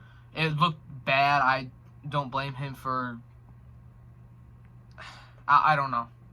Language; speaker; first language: English; native; English